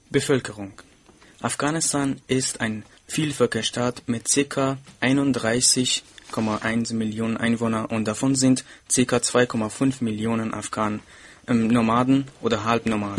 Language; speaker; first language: German; non-native, fluent; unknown